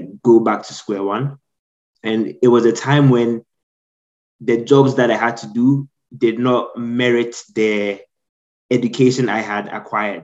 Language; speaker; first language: English; non-native, local second language; Akan